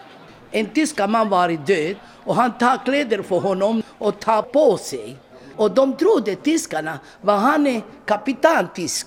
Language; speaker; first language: Swedish; non-native, learner; Romany